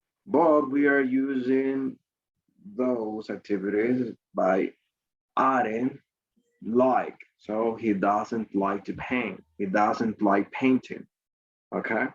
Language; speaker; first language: English; non-native, fluent; Spanish